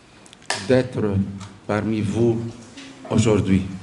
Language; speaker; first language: French; non-native, local second language; Arabic